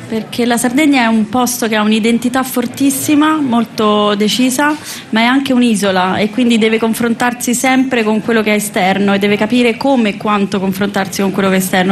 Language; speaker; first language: Italian; native; Italian